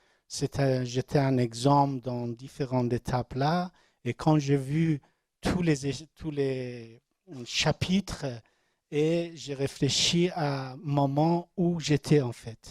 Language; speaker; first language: French; non-native, learner; Persian